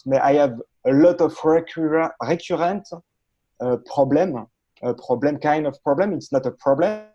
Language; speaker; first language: English; non-native, learner; French